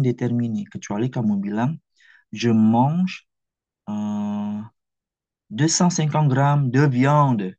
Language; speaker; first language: French; non-native, fluent; Indonesian